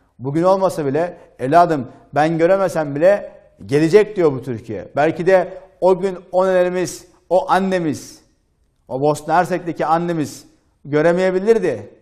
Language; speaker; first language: Turkish; native; Turkish